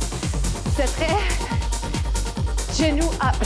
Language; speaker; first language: French; native; French